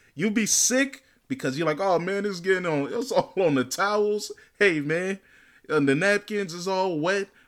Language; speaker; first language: English; native; English